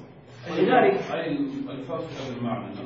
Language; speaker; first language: Arabic; non-native, learner; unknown